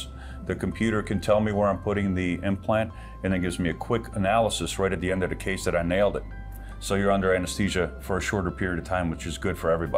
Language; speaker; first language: English; native; English